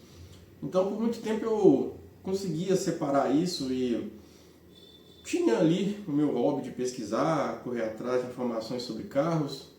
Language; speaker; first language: Portuguese; native; Portuguese